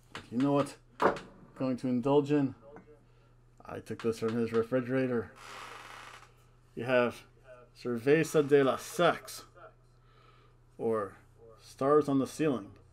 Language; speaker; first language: English; native; English